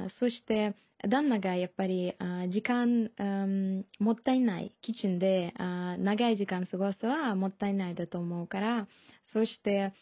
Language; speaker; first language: Japanese; non-native, learner; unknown